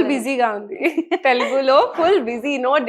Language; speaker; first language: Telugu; non-native, learner; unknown